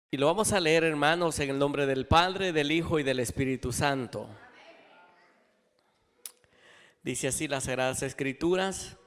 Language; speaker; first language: Spanish; native; Spanish